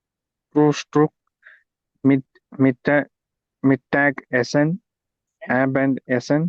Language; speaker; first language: German; non-native, learner; Tamil